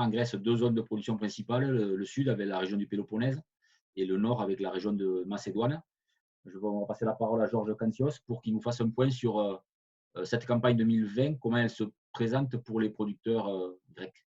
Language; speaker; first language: French; native; French